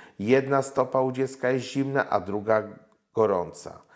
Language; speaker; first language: Polish; native; Polish